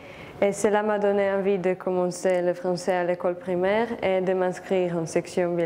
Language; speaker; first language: French; non-native, fluent; Croatian